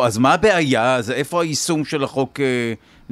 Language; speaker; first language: Hebrew; native; Hebrew